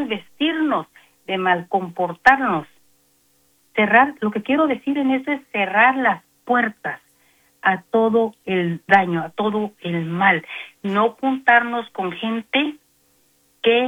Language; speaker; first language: Spanish; native; Spanish